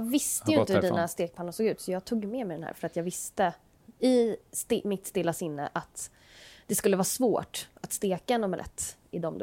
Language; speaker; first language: Swedish; native; Swedish